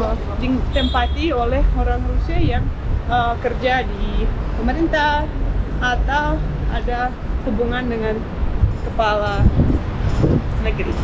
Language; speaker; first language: Indonesian; non-native, fluent; Russian